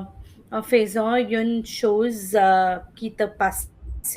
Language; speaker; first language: French; non-native, fluent; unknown